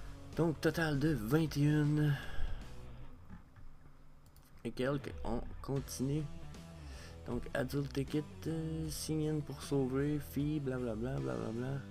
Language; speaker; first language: French; native; French